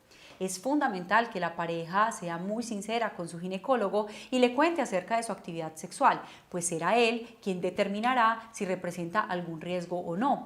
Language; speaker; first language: Spanish; native; Spanish